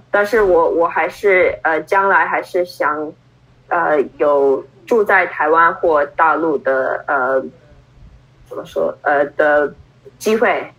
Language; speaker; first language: Chinese; non-native, fluent; English